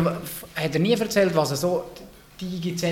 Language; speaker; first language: German; native; German